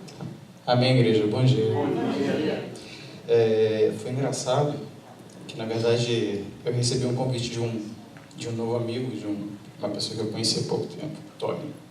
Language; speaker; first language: Portuguese; native; Portuguese